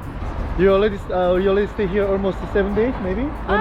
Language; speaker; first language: English; non-native, learner; Korean